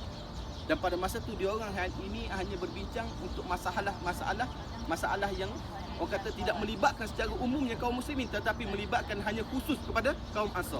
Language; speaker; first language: Malay; native; Malay